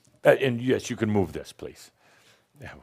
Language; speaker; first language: English; native; English